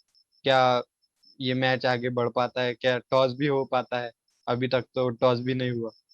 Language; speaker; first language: Hindi; native; Hindi